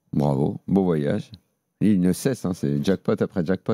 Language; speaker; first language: French; native; French